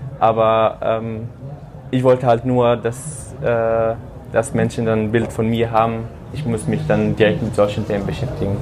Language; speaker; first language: German; early bilingual, other home language; Arabic